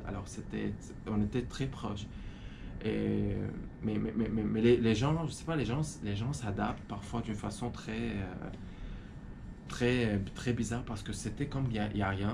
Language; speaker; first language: French; non-native, fluent; Arabic